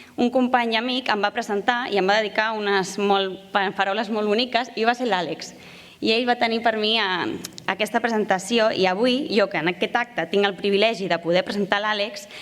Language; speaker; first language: Catalan; native; Catalan